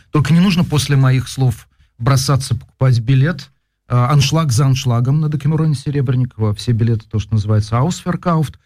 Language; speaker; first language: Russian; native; Russian